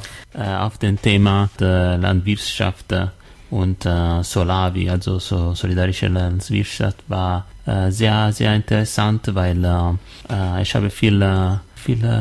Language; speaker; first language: German; non-native, learner; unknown